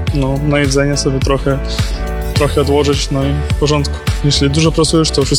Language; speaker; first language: Polish; non-native, learner; Ukrainian